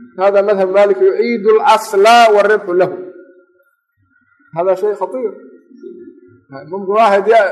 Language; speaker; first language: Arabic; non-native, local second language; Somali